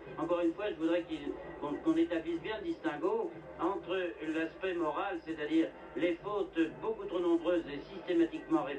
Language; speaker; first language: French; native; French